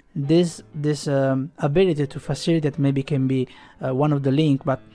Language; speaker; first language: English; non-native, fluent; Italian